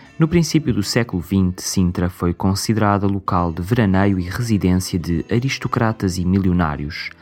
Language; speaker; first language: Portuguese; native; Portuguese